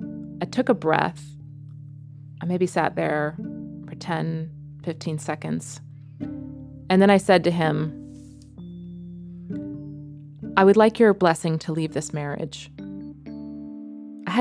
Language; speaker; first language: English; native; English